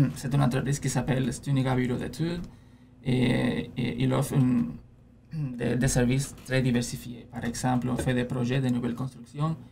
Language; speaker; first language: French; non-native, fluent; Spanish